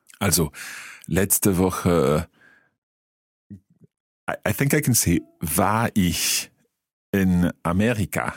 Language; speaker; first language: German; non-native, learner; English